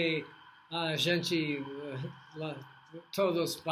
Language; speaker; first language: Portuguese; non-native, learner; English